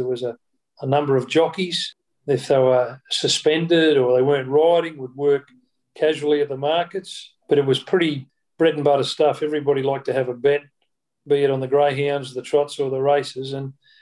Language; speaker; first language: English; native; English